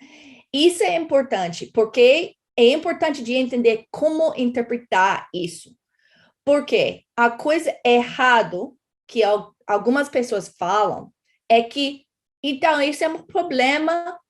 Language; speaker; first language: Portuguese; non-native, fluent; English